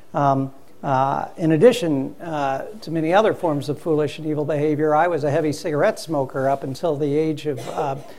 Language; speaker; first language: English; native; English